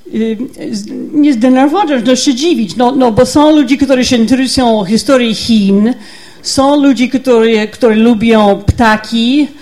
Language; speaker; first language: Polish; non-native, learner; English